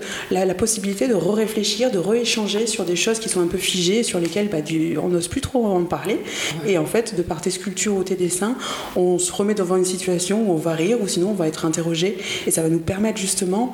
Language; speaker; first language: French; native; French